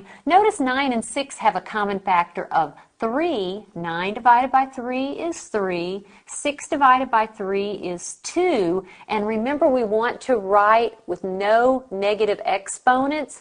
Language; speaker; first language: English; native; English